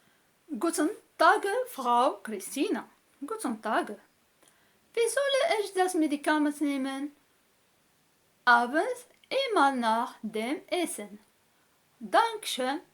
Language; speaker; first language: German; non-native, learner; Arabic